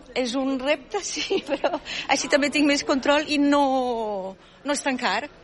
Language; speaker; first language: Catalan; non-native, fluent; German